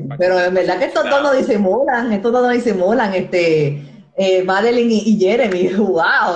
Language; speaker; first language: Spanish; native; Spanish